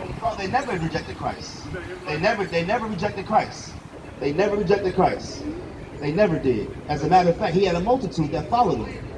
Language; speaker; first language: English; native; English